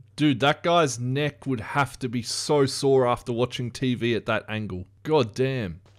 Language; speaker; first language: English; native; English